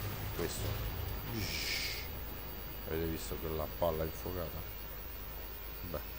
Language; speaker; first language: Italian; native; Italian